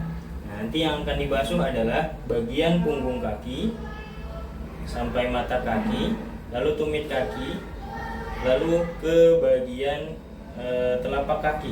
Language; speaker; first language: Indonesian; native; Indonesian